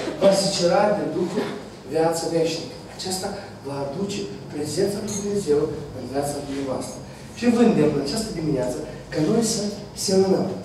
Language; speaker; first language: Romanian; non-native, fluent; Russian